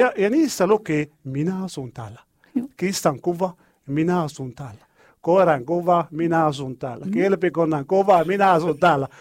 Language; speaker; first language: Finnish; non-native, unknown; Arabic